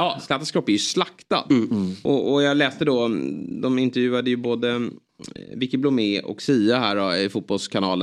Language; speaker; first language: Swedish; native; Swedish